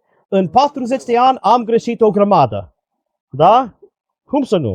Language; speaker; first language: Romanian; non-native, learner; English